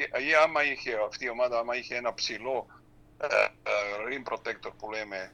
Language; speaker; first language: Greek; non-native, fluent; Serbian